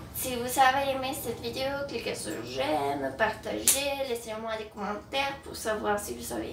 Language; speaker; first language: French; non-native, fluent; Spanish